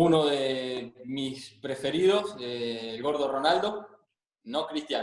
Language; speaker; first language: Spanish; native; Spanish